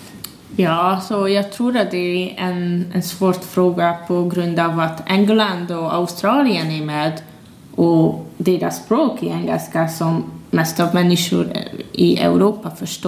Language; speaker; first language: Swedish; non-native, fluent; Hungarian